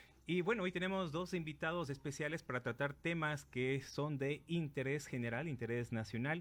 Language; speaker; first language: Spanish; native; Spanish